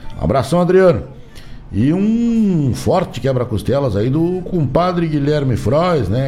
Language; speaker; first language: Portuguese; native; Portuguese